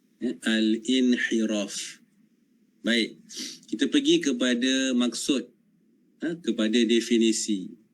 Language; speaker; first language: Malay; native; Malay